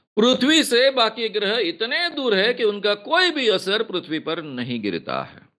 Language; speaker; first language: Hindi; non-native, local second language; Marathi